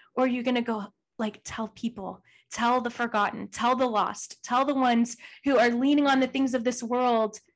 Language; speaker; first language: English; native; English